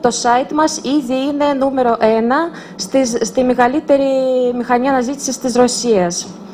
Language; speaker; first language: Greek; non-native, fluent; Russian